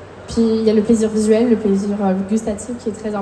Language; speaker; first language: French; native; French